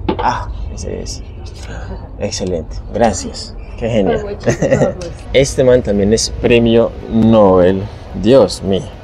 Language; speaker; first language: Spanish; native; Spanish